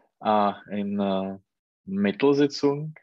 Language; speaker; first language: German; non-native, learner; Czech